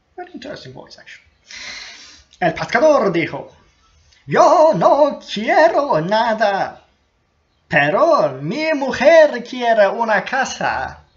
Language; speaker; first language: Spanish; non-native, fluent; Turkish